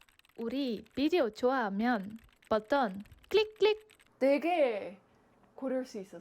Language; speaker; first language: Korean; non-native, learner; Dutch